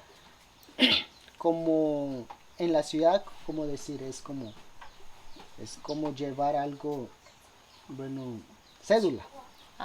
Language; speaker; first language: Spanish; non-native, local second language; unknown